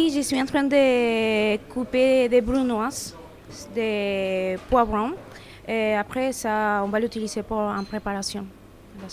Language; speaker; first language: French; non-native, fluent; Spanish